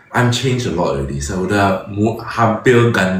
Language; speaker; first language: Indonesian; non-native, fluent; English